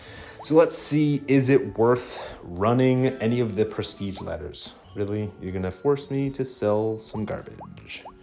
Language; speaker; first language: English; native; English